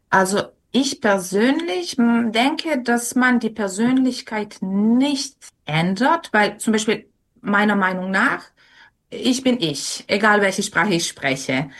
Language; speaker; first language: German; non-native, fluent; Serbian